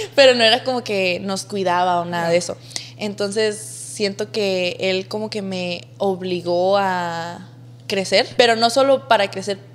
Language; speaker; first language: English; early bilingual, other home language; Spanish